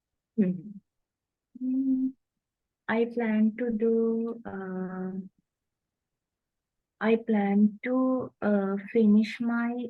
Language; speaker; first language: English; non-native, learner; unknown